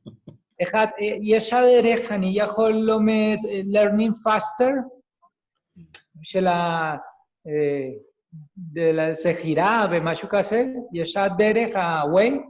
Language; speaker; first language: Hebrew; non-native, learner; Spanish